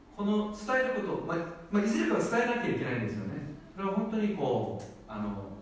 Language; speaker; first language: Japanese; non-native, fluent; Korean